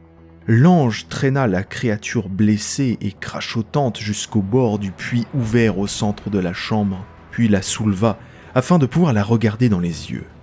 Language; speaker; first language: French; native; French